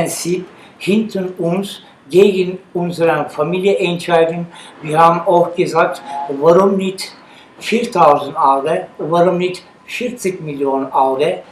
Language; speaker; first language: German; non-native, learner; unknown